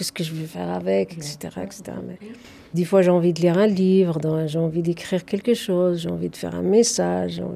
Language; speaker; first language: French; non-native, fluent; Arabic